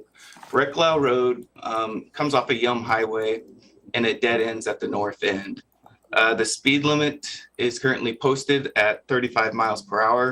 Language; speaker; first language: English; native; English